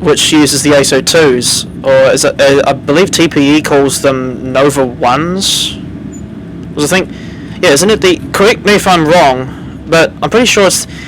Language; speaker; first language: English; native; English